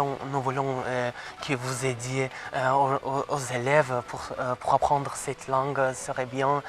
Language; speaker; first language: French; non-native, fluent; Azerbaijani